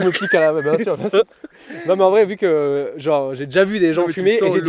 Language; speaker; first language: French; native; French